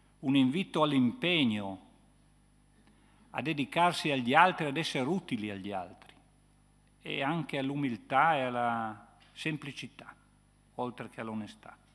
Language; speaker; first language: Italian; native; Italian